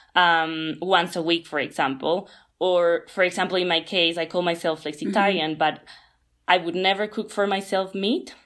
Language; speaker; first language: English; non-native, fluent; Spanish